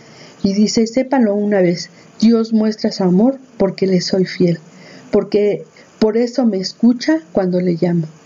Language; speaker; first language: Spanish; native; Spanish